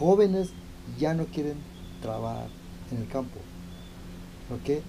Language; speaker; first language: Spanish; non-native, local second language; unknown